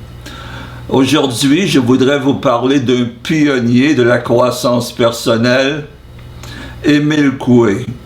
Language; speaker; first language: French; non-native, fluent; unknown